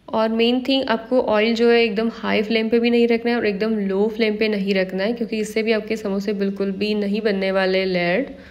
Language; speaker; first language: Hindi; non-native, local second language; Marathi